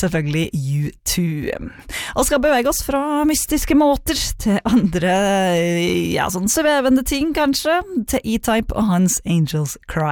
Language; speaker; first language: Norwegian; native; Norwegian